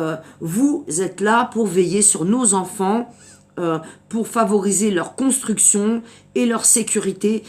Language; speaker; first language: French; native; French